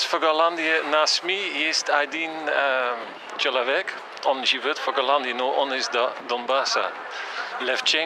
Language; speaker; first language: Russian; non-native, fluent; Dutch